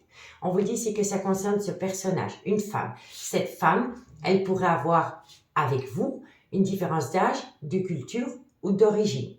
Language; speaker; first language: French; native; French